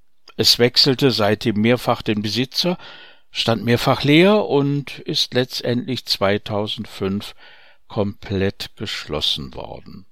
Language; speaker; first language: German; native; German